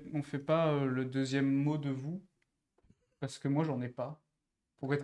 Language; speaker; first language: French; native; French